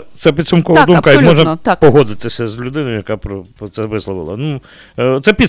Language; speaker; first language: Ukrainian; native; Ukrainian